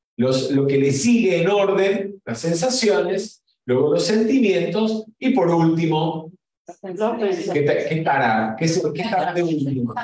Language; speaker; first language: Spanish; native; Spanish